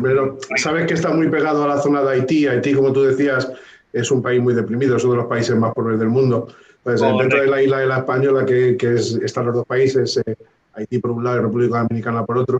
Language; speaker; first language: Spanish; native; Spanish